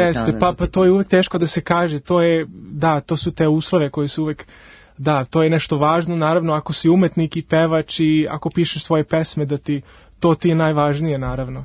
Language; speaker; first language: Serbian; early bilingual, heritage; Serbian